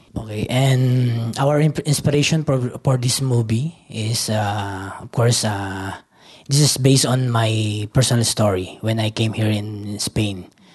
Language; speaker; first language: English; non-native, local second language; Filipino